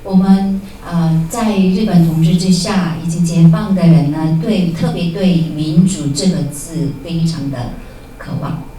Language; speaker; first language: Chinese; native; Chinese